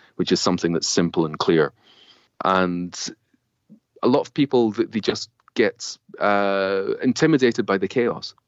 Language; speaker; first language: English; native; English